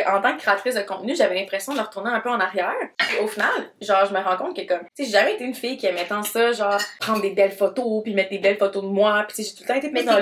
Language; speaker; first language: French; native; French